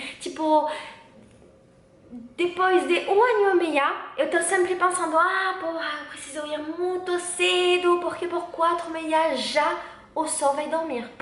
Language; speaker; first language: Portuguese; non-native, learner; French